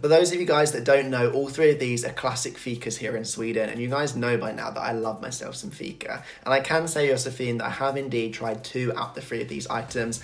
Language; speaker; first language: English; native; English